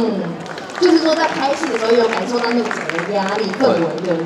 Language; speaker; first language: Chinese; native; Chinese